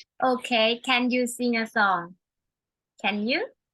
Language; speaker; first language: English; non-native, fluent; Thai